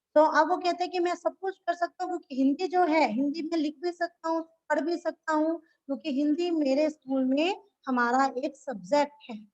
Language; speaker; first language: Hindi; native; Hindi